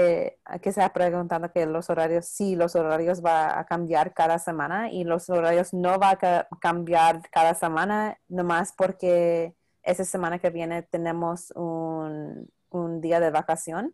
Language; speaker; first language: Spanish; non-native, local second language; English